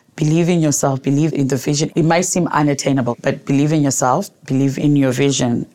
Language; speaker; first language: English; non-native, local second language; Shona